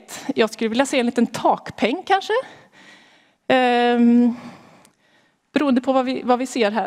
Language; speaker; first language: Swedish; native; Swedish